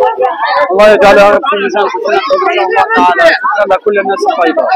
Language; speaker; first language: Arabic; native; Arabic